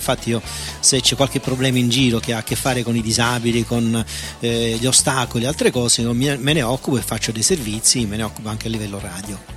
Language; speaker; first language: Italian; native; Italian